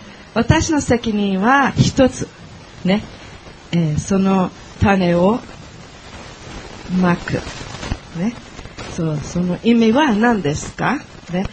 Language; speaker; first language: Japanese; non-native, learner; Portuguese